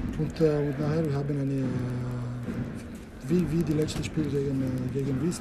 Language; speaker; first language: German; non-native, learner; English